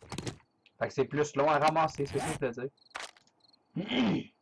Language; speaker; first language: French; native; French